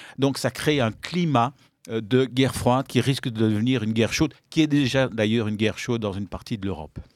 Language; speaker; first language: French; native; French